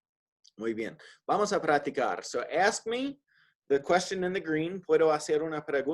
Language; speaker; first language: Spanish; non-native, fluent; English